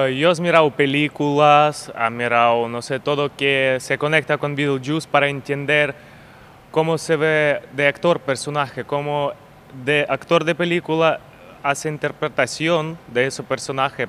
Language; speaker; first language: Spanish; non-native, learner; Ukrainian